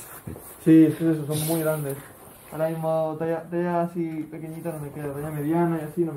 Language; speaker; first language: Spanish; native; Spanish